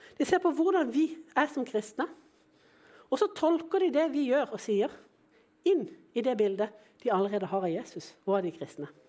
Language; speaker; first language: Norwegian; native; Norwegian